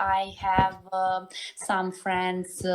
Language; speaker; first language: English; non-native, learner; Serbian